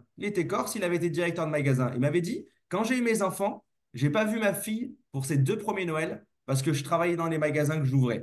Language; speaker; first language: French; native; French